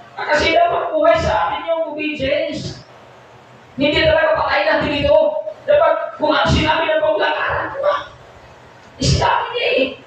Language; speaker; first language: Filipino; non-native, local second language; Cebuano